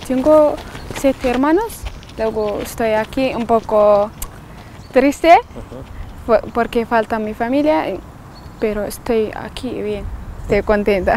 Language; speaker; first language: Spanish; non-native, learner; Tigrinya